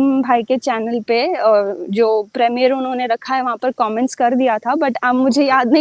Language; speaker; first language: Hindi; native; Hindi